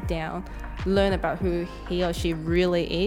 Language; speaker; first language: English; non-native, local second language; Cantonese